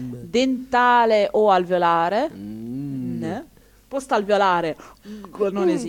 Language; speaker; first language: Italian; native; Italian